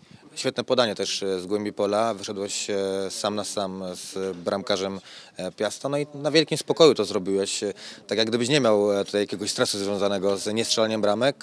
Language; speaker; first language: Polish; native; Polish